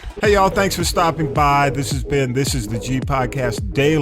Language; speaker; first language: English; native; English